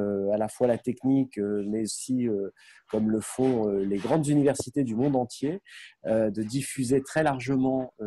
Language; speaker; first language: French; native; French